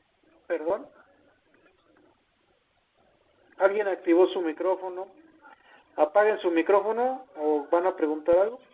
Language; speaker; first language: Spanish; native; Spanish